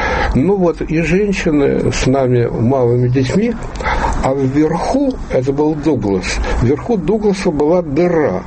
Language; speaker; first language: Russian; native; Russian